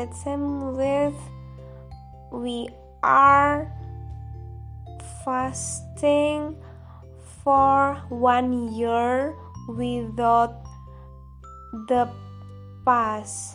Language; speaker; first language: English; non-native, learner; Indonesian